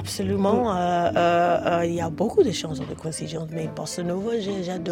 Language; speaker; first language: French; non-native, learner; English